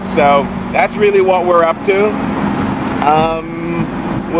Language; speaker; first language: English; native; English